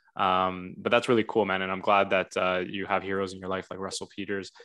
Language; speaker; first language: English; native; English